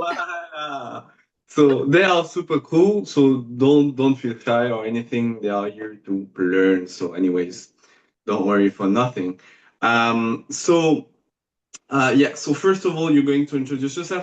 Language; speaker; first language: English; non-native, fluent; French